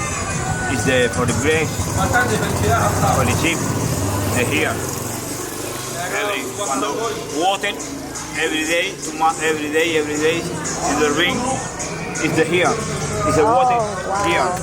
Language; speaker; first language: English; non-native, learner; Spanish